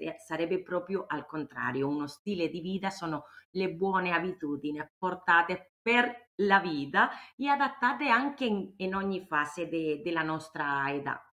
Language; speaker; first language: Italian; non-native, fluent; Spanish